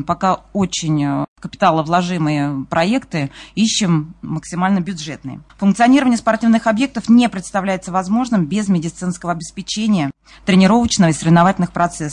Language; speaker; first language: Russian; native; Russian